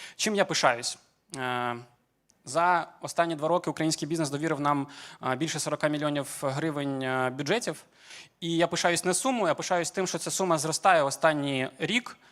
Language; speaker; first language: Ukrainian; early bilingual, other home language; Georgian